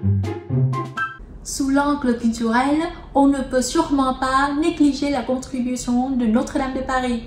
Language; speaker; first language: French; non-native, fluent; Vietnamese